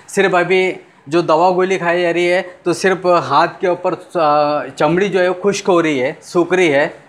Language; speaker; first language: Hindi; non-native, local second language; Urdu